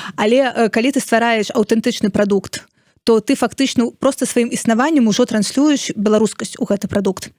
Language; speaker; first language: Belarusian; non-native, local second language; Russian